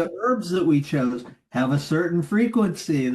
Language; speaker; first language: English; native; English